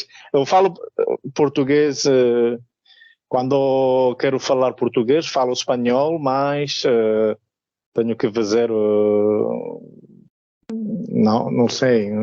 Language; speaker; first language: Portuguese; non-native, learner; Spanish